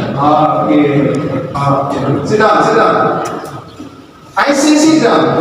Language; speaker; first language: English; non-native, learner; Indonesian